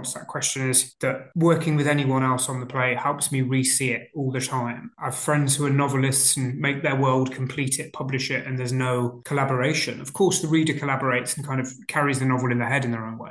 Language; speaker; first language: English; native; English